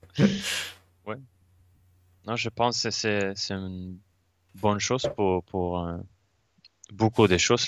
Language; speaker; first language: French; non-native, learner; Swedish